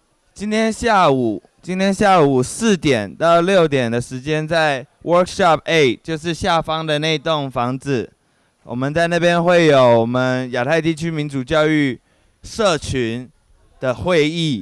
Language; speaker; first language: Chinese; native; Chinese